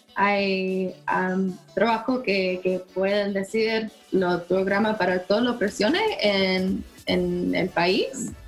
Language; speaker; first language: Spanish; non-native, learner; English